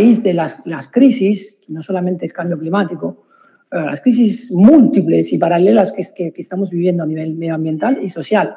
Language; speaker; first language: Spanish; non-native, fluent; Italian